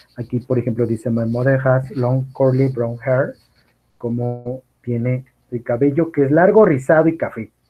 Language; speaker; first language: English; non-native, learner; Spanish